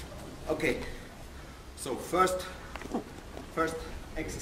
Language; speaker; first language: English; non-native, learner; German